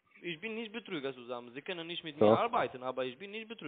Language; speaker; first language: German; non-native, learner; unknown